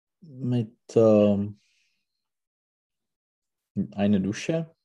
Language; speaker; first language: German; non-native, learner; Czech